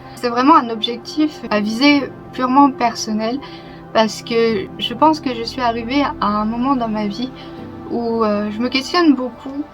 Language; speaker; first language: French; early bilingual, other home language; Vietnamese